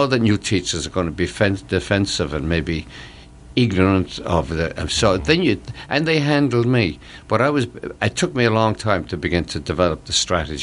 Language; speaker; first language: English; native; English